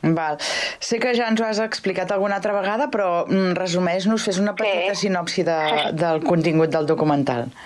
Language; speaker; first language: Catalan; native; Catalan